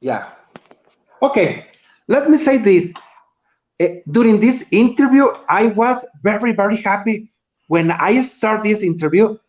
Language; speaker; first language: English; non-native, learner; Spanish